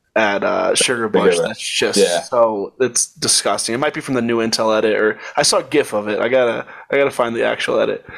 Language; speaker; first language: English; native; English